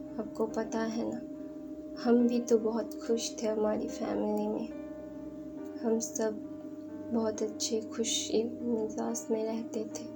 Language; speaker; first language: Hindi; non-native, local second language; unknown